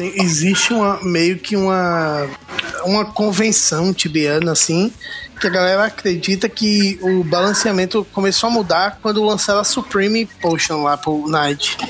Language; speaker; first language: Portuguese; native; Portuguese